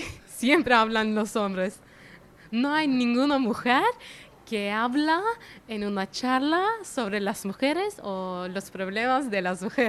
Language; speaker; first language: Spanish; non-native, fluent; Turkish